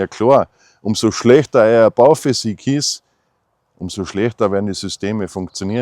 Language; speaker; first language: German; native; German